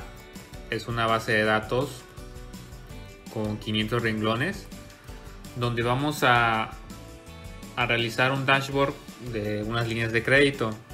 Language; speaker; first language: Spanish; native; Spanish